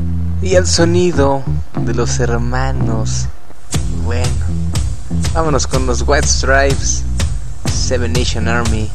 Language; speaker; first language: Spanish; native; Spanish